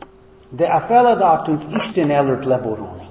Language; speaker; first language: Hungarian; non-native, fluent; English